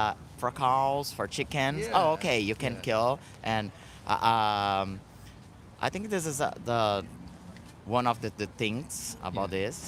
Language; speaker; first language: English; non-native, learner; Portuguese